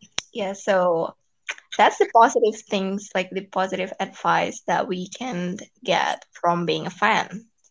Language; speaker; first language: English; non-native, fluent; Indonesian